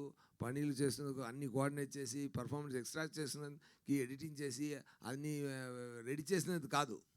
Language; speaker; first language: Telugu; non-native, learner; Tamil